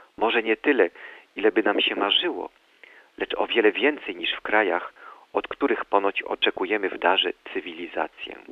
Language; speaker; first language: Polish; early bilingual, heritage; Polish